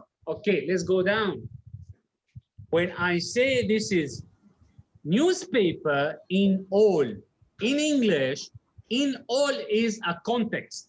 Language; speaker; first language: English; non-native, learner; Arabic